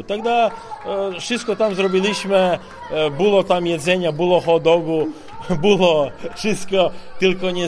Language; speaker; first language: Polish; non-native, learner; Serbian